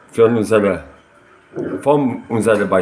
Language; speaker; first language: German; non-native, learner; Polish